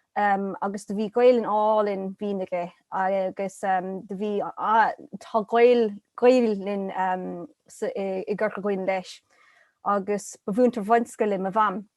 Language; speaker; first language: Irish; non-native, local second language; English